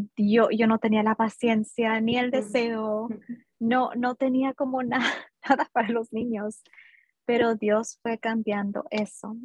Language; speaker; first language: Spanish; early bilingual, heritage; Spanish